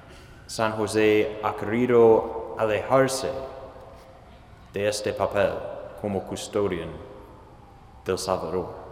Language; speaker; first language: Spanish; non-native, fluent; English